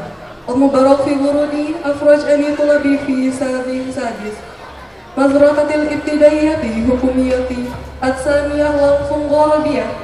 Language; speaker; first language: Arabic; non-native, learner; Indonesian